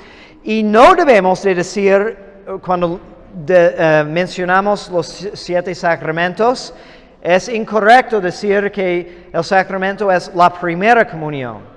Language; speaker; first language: Spanish; non-native, fluent; English